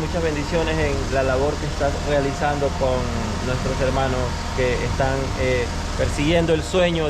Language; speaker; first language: Spanish; native; Spanish